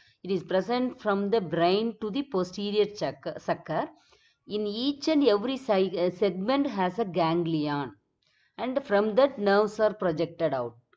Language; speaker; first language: English; non-native, local second language; Tamil